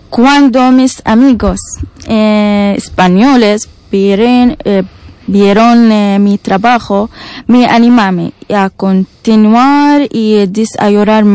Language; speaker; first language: Spanish; non-native, learner; Arabic